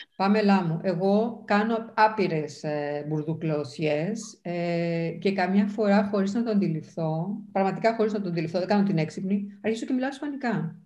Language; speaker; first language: Greek; non-native, fluent; Spanish